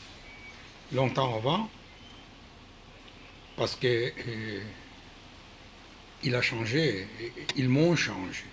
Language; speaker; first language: French; non-native, learner; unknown